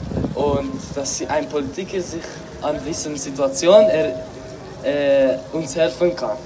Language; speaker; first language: German; early bilingual, other home language; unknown